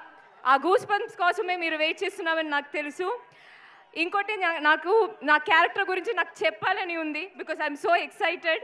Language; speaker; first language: Telugu; non-native, fluent; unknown